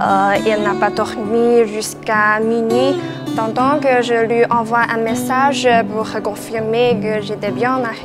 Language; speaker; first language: French; non-native, fluent; Chinese